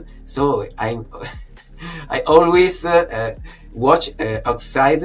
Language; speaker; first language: English; non-native, fluent; Italian